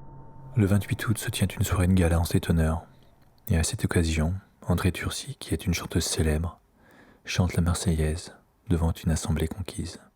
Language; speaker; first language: French; native; French